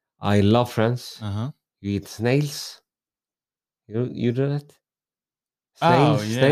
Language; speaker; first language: English; non-native, fluent; Swedish